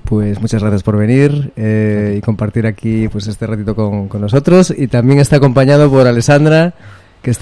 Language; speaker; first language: Spanish; native; Spanish